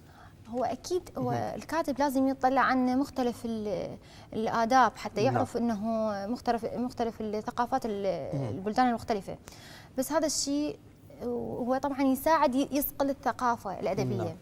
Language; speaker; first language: Arabic; native; Arabic